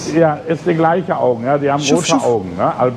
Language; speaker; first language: German; native; German